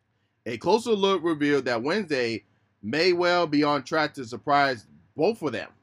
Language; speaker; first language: English; native; English